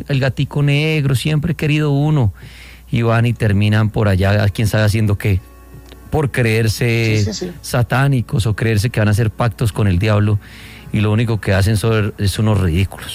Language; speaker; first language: Spanish; native; Spanish